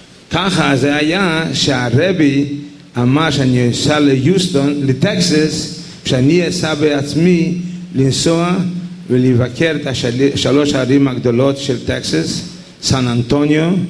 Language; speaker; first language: Hebrew; non-native, fluent; Yiddish